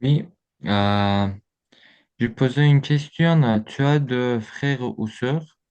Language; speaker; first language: French; non-native, learner; Azerbaijani